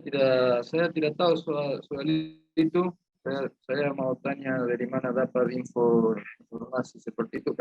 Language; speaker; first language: Indonesian; non-native, fluent; Spanish